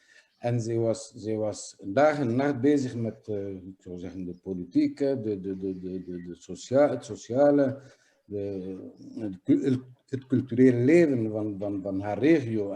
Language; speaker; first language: Dutch; non-native, fluent; Kurdish